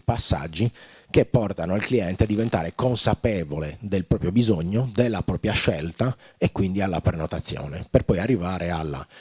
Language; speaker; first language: Italian; native; Italian